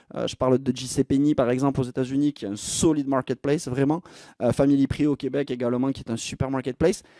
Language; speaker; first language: French; native; French